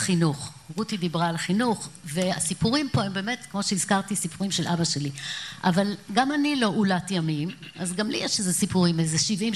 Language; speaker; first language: Hebrew; native; Hebrew